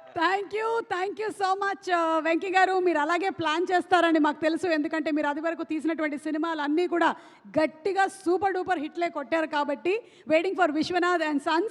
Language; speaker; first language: Telugu; native; Telugu